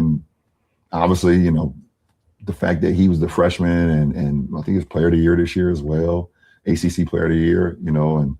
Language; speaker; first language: English; native; English